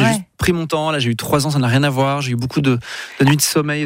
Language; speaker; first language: French; native; French